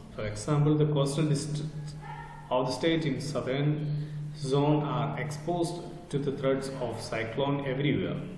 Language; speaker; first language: English; non-native, local second language; Malayalam